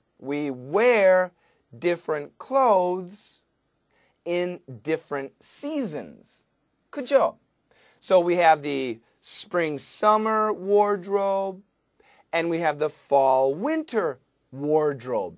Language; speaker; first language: English; native; English